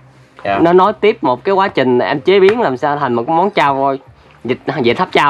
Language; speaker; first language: Vietnamese; native; Vietnamese